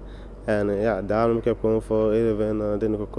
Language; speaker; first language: Dutch; non-native, fluent; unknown